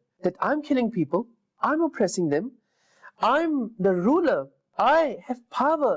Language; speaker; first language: English; non-native, local second language; Urdu